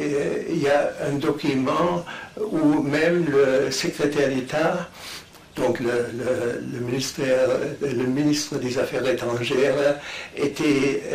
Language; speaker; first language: French; non-native, fluent; German